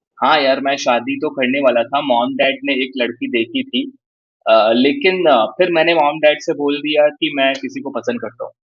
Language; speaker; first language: Hindi; native; Hindi